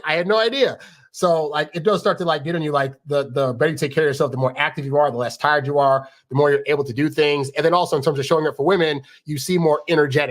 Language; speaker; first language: English; native; English